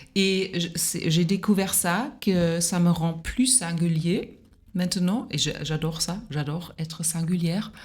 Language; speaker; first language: French; non-native, fluent; German